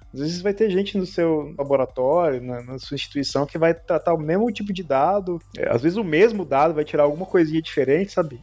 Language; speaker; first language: Portuguese; native; Portuguese